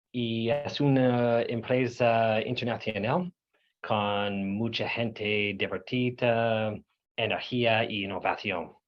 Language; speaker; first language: Spanish; non-native, learner; English